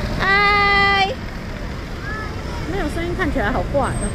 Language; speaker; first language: Chinese; non-native, learner; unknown